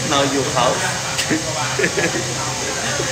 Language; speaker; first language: English; non-native, learner; Thai